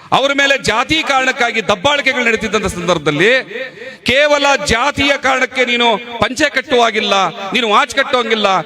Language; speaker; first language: Kannada; non-native, local second language; Tulu